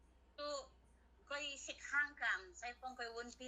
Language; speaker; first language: Cantonese; non-native, fluent; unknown